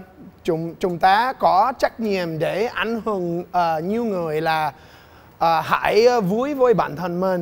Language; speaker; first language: Vietnamese; non-native, fluent; English